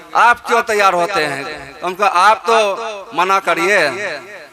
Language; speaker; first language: Hindi; native; Hindi